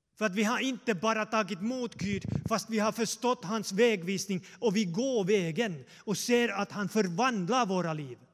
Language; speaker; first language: Swedish; non-native, fluent; Finnish